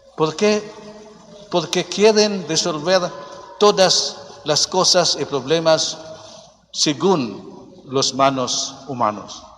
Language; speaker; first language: Spanish; non-native, fluent; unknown